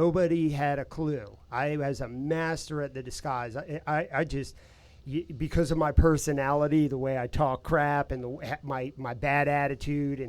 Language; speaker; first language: English; native; English